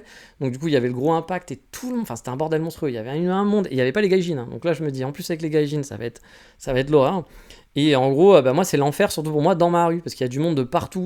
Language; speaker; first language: French; native; French